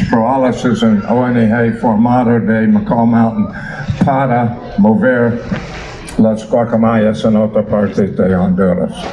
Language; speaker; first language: Spanish; non-native, learner; English